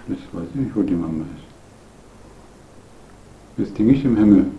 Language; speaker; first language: German; native; German